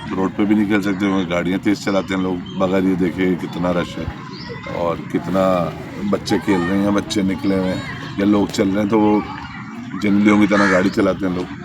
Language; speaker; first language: Urdu; native; Urdu